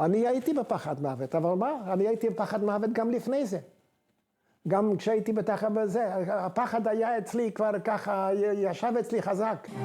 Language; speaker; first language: Hebrew; non-native, fluent; Hungarian